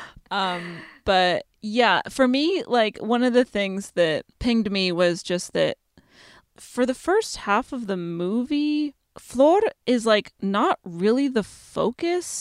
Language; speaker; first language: English; native; English